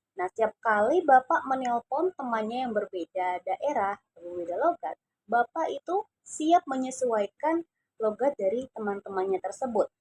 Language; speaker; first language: Indonesian; non-native, local second language; Javanese